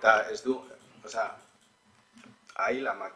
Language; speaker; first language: Basque; native; Basque